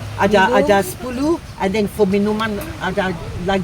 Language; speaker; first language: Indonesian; non-native, learner; English